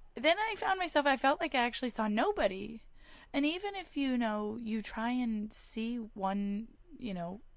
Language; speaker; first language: English; native; English